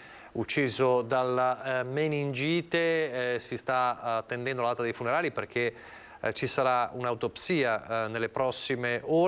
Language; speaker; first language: Italian; native; Italian